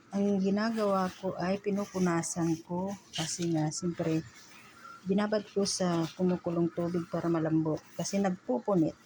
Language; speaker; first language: Filipino; native; Filipino